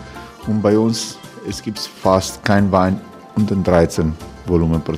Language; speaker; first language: German; non-native, fluent; Croatian